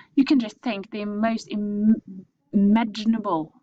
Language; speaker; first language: English; non-native, fluent; Norwegian